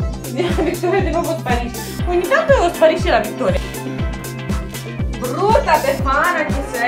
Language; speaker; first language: Italian; non-native, fluent; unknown